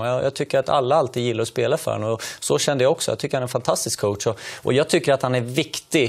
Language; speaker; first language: Swedish; native; Swedish